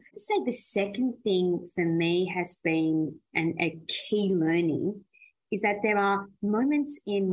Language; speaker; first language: English; early bilingual, other home language; Persian